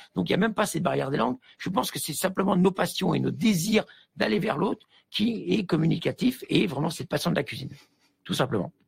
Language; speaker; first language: French; native; French